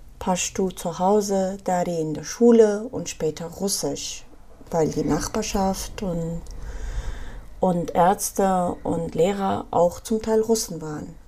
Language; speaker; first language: German; non-native, fluent; Pashto